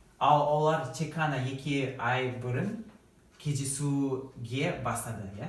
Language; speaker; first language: Kazakh; non-native, learner; English